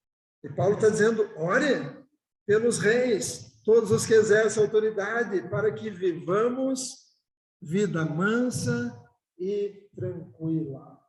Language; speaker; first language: Portuguese; native; Portuguese